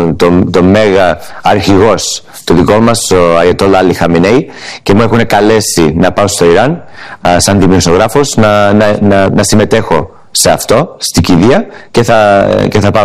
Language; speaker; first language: Greek; early bilingual, heritage; Greek